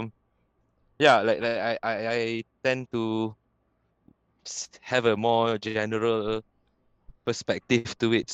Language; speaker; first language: English; non-native, local second language; Malay